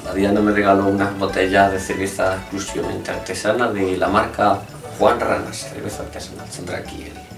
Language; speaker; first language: Spanish; native; Spanish